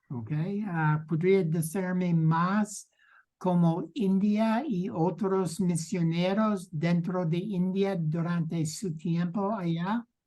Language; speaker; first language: Spanish; non-native, learner; English